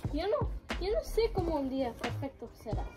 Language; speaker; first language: Spanish; early bilingual, heritage; Spanish